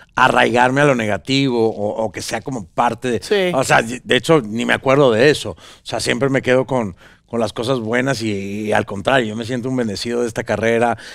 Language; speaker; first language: Spanish; native; Spanish